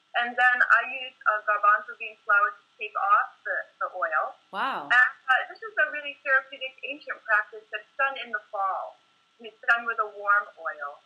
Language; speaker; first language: English; native; English